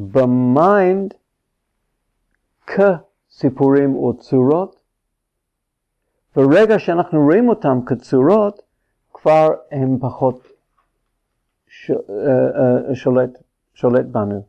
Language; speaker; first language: Hebrew; non-native, fluent; English